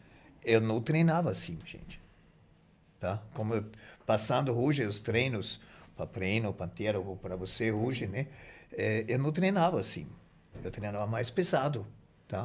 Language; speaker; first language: Portuguese; non-native, fluent; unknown